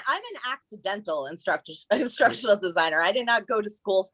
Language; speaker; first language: English; native; English